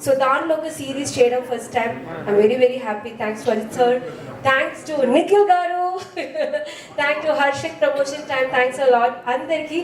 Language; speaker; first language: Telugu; non-native, fluent; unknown